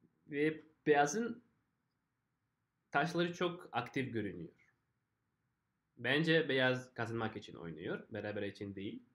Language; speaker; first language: Turkish; non-native, fluent; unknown